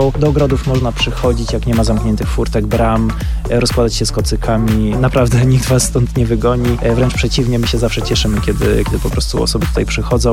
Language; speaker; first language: Polish; native; Polish